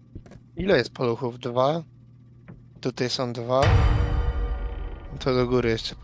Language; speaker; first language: Polish; native; Polish